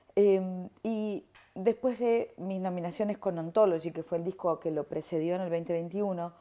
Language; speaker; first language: Spanish; native; Spanish